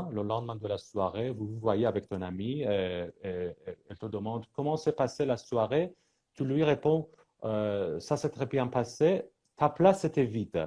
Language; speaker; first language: French; non-native, fluent; Persian